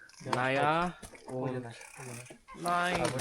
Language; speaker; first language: German; non-native, learner; Slovak